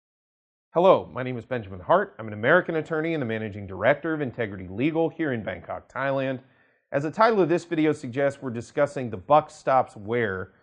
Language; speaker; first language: English; native; English